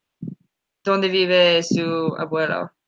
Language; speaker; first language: Spanish; non-native, learner; English